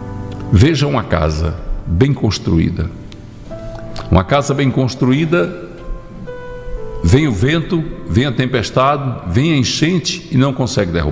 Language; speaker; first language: Portuguese; native; Portuguese